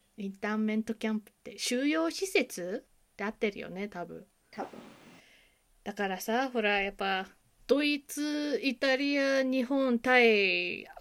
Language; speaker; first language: Japanese; native; Japanese